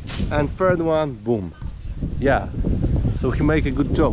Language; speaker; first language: English; non-native, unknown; Polish